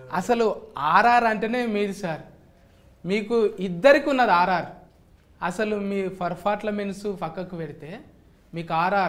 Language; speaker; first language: Telugu; native; Telugu